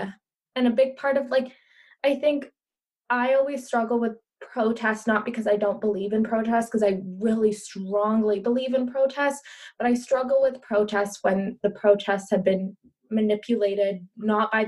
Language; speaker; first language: English; early bilingual, other home language; Urdu